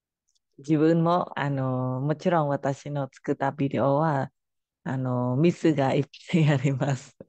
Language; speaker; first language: Japanese; non-native, fluent; Khmer